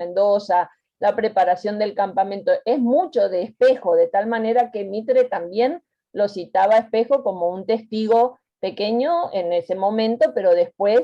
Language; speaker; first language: Spanish; native; Spanish